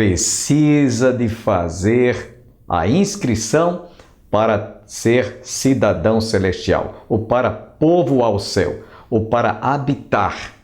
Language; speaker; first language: Portuguese; native; Portuguese